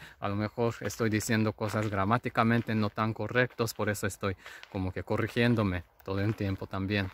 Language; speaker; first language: Spanish; non-native, fluent; Japanese